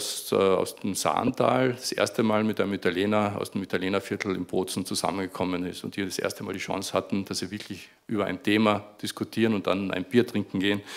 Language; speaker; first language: German; native; German